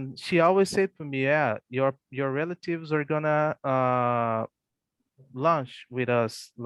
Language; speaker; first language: English; non-native, fluent; Portuguese